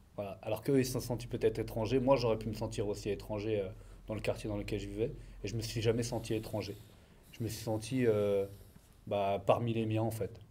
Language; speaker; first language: French; native; French